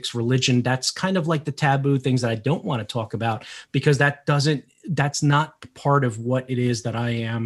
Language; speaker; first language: English; early bilingual, other home language; Portuguese